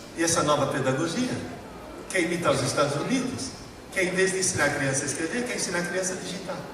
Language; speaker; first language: Portuguese; early bilingual, other home language; Italian